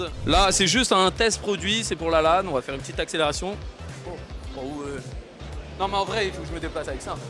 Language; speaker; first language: French; native; French